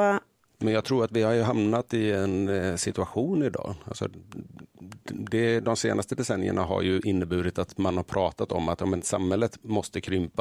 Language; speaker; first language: Swedish; native; Swedish